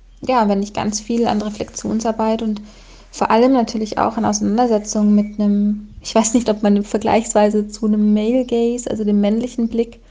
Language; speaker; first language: German; native; German